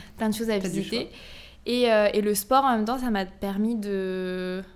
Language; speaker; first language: French; native; French